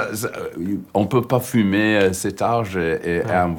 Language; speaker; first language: French; non-native, fluent; English